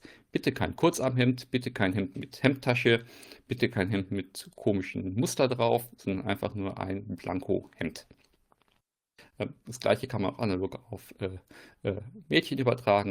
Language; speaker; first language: German; native; German